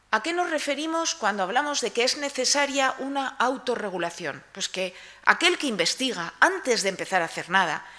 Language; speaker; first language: Spanish; native; Spanish